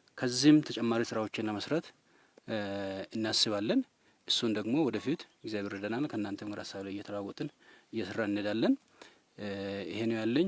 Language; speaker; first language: Amharic; non-native, local second language; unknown